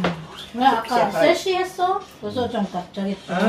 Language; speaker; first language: Korean; non-native, learner; Filipino